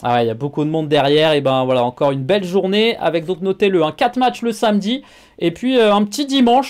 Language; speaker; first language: French; native; French